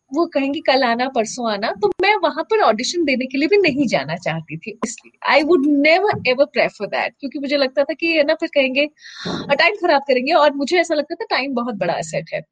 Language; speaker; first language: Hindi; native; Hindi